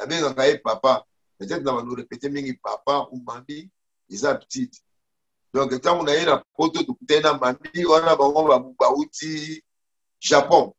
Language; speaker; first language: French; non-native, local second language; Lingala